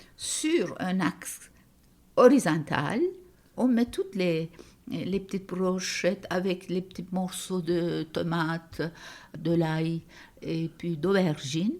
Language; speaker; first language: French; non-native, fluent; Turkish